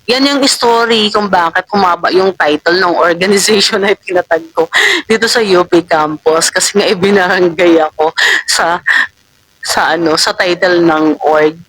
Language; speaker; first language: Filipino; non-native, local second language; Waray